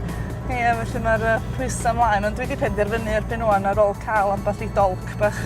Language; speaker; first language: Welsh; native; Welsh